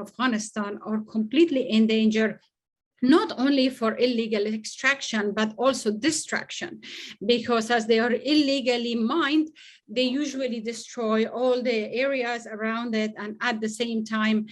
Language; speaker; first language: English; non-native, fluent; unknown